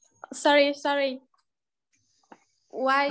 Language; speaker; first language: English; non-native, learner; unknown